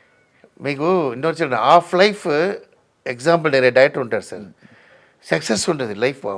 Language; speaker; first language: Telugu; non-native, learner; Tamil